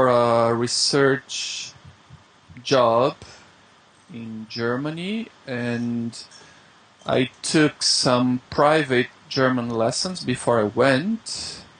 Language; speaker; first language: English; non-native, fluent; Portuguese